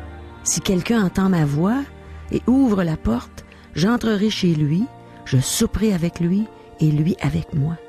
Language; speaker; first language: French; native; French